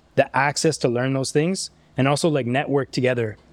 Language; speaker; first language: English; native; English